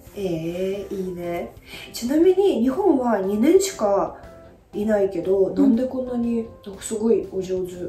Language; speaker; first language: Japanese; non-native, fluent; Russian